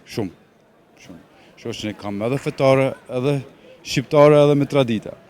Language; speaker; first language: Albanian; early bilingual, heritage; Albanian